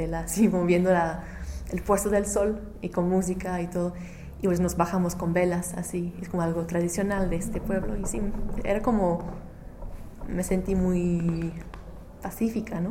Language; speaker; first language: Spanish; non-native, fluent; English